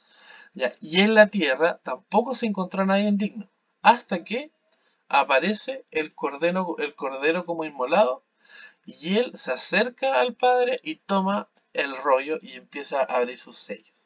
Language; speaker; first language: Spanish; native; Spanish